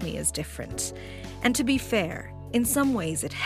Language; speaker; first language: English; native; English